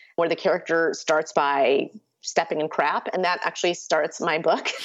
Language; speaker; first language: English; early bilingual, other home language; Urdu